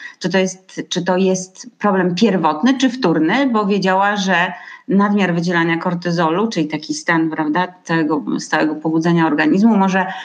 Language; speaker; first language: Polish; native; Polish